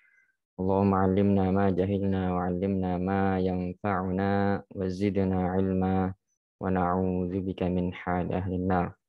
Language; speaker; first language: Arabic; non-native, fluent; Indonesian